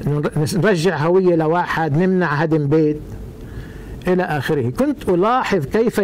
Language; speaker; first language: Arabic; native; Arabic